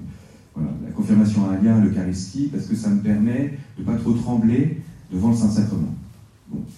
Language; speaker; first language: French; native; French